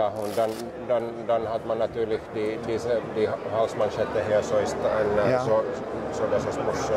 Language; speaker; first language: German; non-native, fluent; Finnish